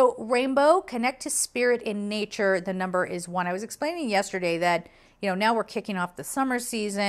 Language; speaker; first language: English; native; English